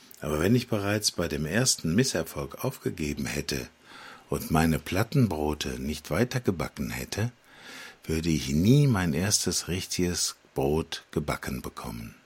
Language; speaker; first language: German; non-native, fluent; Slovak